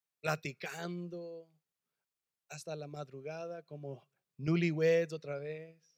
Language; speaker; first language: Spanish; early bilingual, heritage; English